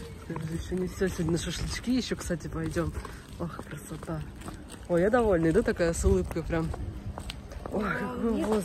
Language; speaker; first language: Russian; native; Russian